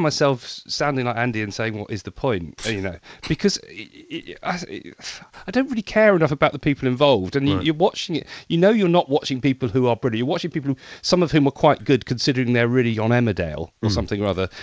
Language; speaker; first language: English; native; English